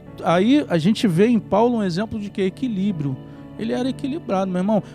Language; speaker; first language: Portuguese; native; Portuguese